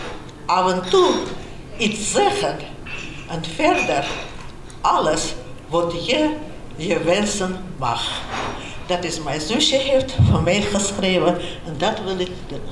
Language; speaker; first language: Dutch; non-native, fluent; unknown